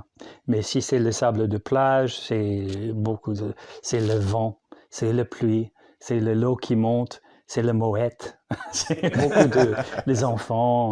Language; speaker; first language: French; non-native, learner; English